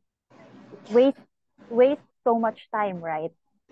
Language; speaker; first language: English; non-native, local second language; Cebuano